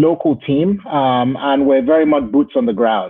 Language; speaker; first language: English; non-native, local second language; Yoruba